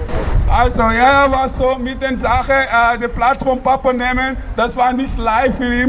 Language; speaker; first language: German; non-native, learner; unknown